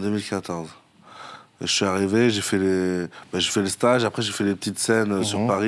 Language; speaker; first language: French; native; French